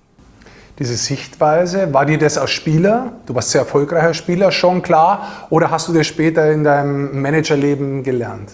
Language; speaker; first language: German; native; German